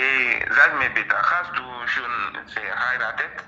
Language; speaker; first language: German; non-native, learner; French